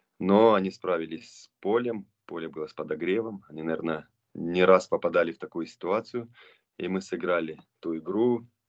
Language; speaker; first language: Russian; non-native, local second language; Romanian